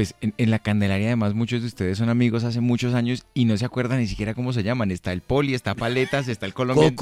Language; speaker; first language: Spanish; native; Spanish